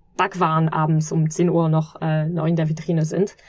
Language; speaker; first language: German; non-native, fluent; French